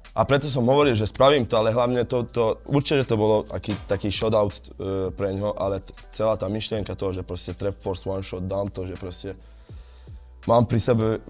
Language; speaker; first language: Slovak; early bilingual, other home language; Italian